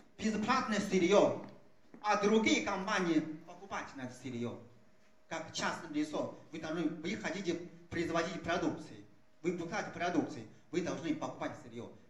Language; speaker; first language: Russian; non-native, fluent; Chinese